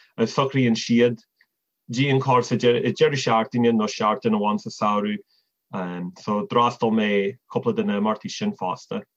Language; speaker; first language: Irish; non-native, fluent; English